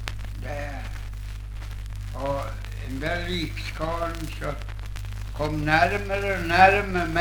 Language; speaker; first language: Swedish; native; Swedish